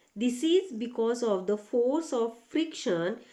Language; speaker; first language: English; non-native, local second language; Marathi